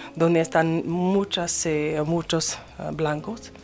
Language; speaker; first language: Spanish; non-native, learner; English